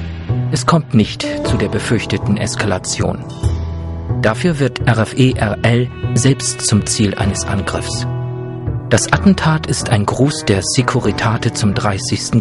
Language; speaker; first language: German; native; German